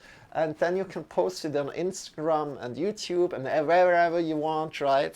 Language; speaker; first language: English; non-native, fluent; German